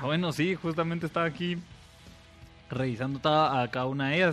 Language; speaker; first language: Spanish; native; Spanish